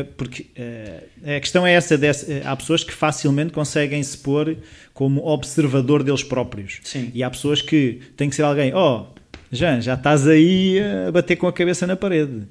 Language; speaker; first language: Portuguese; native; Portuguese